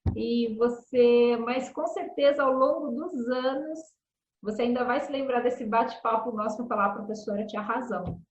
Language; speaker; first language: Portuguese; native; Portuguese